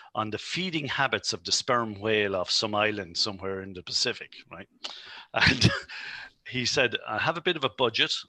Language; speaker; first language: English; native; English